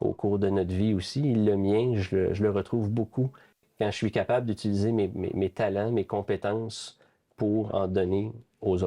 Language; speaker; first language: French; native; French